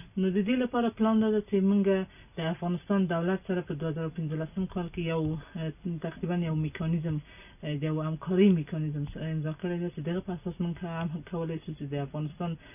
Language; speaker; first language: Pashto; non-native, local second language; Persian